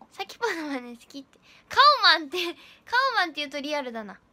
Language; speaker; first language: Japanese; native; Japanese